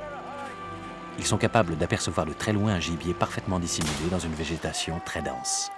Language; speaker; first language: French; native; French